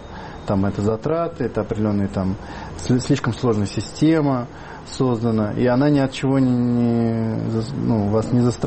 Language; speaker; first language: Russian; native; Russian